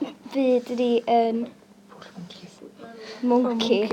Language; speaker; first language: Welsh; non-native, local second language; English